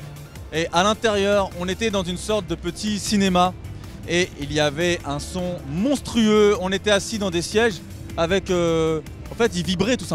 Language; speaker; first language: French; native; French